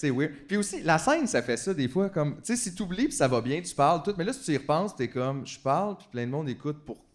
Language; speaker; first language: French; native; French